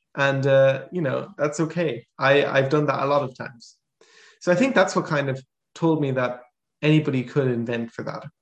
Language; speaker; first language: English; native; English